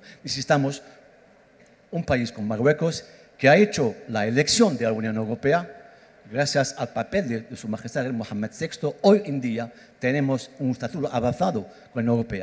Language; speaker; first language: Spanish; non-native, fluent; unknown